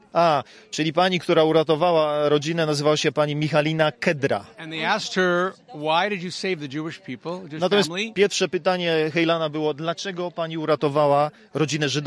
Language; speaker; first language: Polish; native; Polish